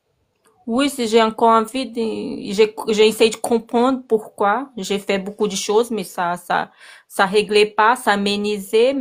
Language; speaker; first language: French; non-native, learner; Portuguese